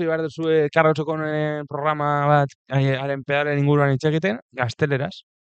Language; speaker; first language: Basque; non-native, local second language; Spanish